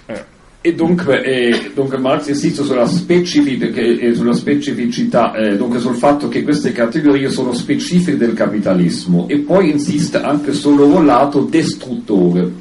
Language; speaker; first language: Italian; non-native, fluent; German